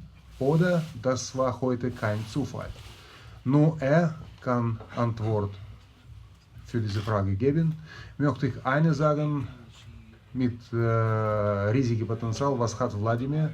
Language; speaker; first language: German; non-native, learner; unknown